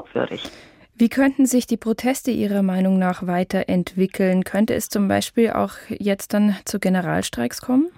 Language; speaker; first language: German; native; German